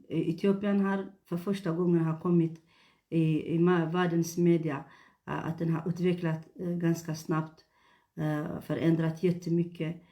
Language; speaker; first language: Swedish; non-native, fluent; Tigrinya